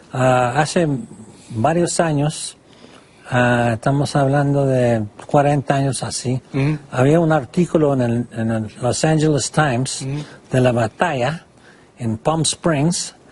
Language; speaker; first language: Spanish; non-native, fluent; English